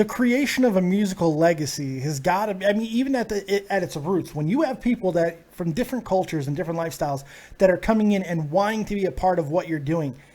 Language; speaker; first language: English; native; English